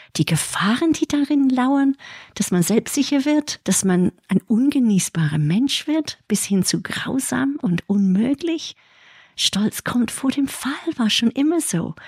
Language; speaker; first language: German; early bilingual, heritage; English